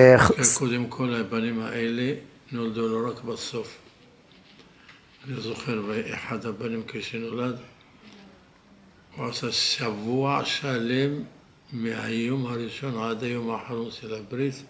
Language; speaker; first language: Hebrew; non-native, fluent; Arabic